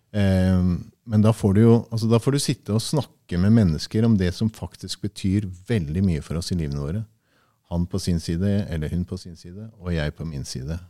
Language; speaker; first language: Norwegian; early bilingual, heritage; Norwegian